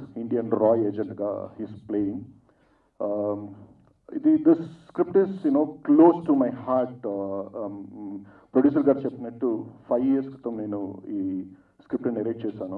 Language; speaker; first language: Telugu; non-native, fluent; Tamil